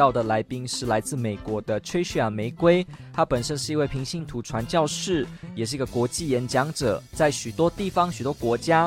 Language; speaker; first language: Chinese; native; Chinese